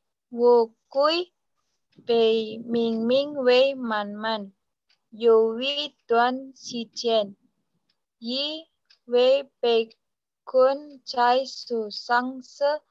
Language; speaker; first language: Chinese; non-native, learner; Indonesian